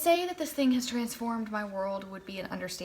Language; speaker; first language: English; native; English